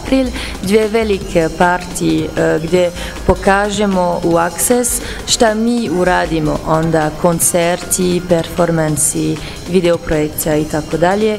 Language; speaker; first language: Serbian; non-native, learner; French